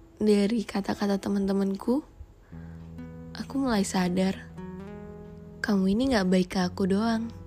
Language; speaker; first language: Indonesian; native; Indonesian